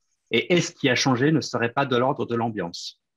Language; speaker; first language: French; native; French